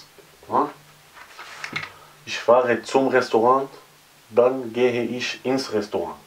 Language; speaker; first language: German; non-native, fluent; Arabic